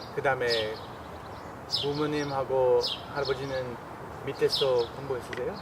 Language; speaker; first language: Korean; non-native, learner; English